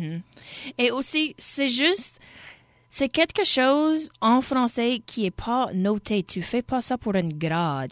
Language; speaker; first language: French; native; French